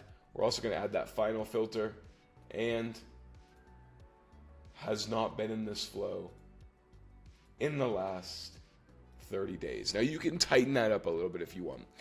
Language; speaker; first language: English; native; English